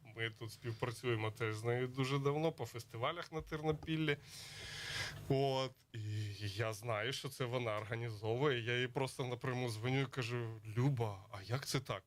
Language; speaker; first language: Ukrainian; native; Ukrainian